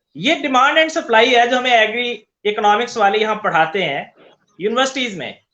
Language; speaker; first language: Urdu; non-native, local second language; Punjabi